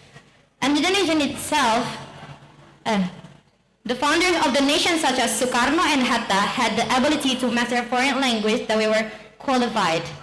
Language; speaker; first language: English; non-native, learner; Indonesian